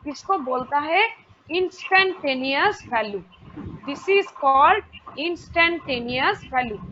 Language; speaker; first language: Hindi; non-native, local second language; Bangla